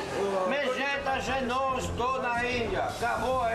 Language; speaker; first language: Portuguese; non-native, fluent; French